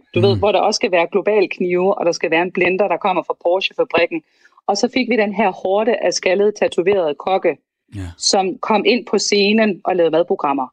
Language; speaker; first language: Danish; native; Danish